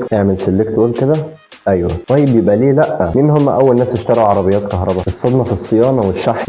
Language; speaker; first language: Arabic; native; Arabic